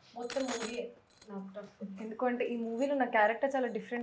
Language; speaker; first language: Telugu; non-native, fluent; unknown